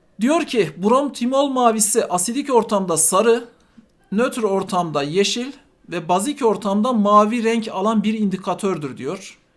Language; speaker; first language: Turkish; native; Turkish